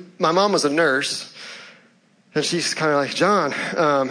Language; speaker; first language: English; native; English